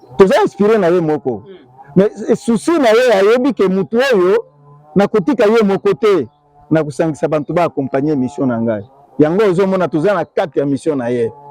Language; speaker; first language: Lingala; non-native, local second language; Kongo